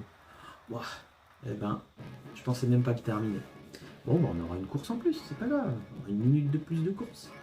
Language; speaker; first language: French; native; French